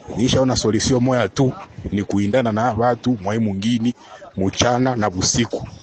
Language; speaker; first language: Swahili; native; Swahili